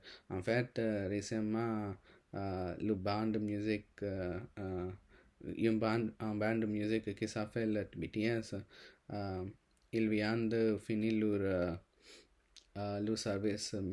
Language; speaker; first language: French; non-native, learner; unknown